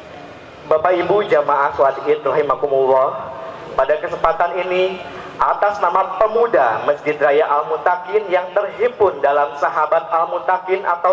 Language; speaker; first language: Indonesian; native; Indonesian